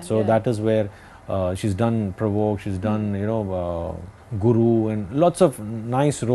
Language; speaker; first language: English; non-native, local second language; Hindi